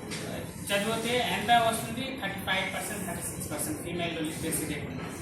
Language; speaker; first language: Telugu; non-native, learner; Hindi